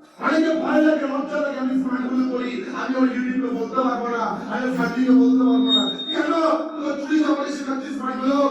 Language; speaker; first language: Bangla; non-native, local second language; Hindi